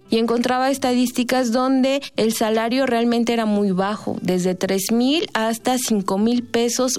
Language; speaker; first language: Spanish; native; Spanish